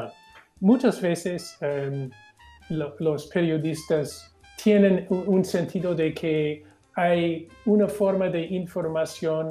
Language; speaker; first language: Spanish; non-native, fluent; English